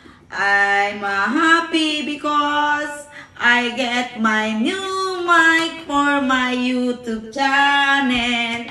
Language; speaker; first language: English; non-native, local second language; Filipino